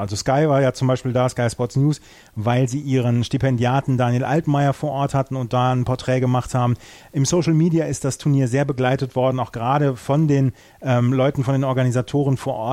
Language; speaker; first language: German; native; German